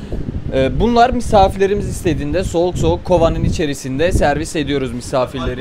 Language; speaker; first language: Turkish; native; Turkish